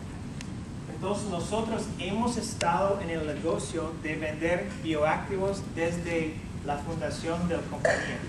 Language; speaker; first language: Spanish; early bilingual, heritage; English